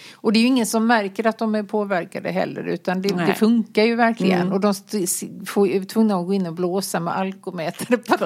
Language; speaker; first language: Swedish; native; Swedish